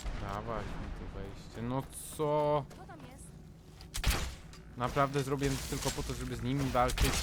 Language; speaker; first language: Polish; native; Polish